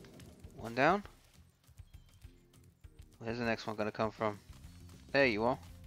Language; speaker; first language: English; native; English